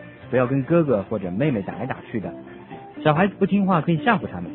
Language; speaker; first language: Chinese; native; Chinese